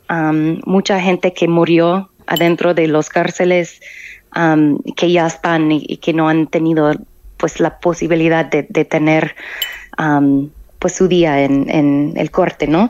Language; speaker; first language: Spanish; non-native, fluent; English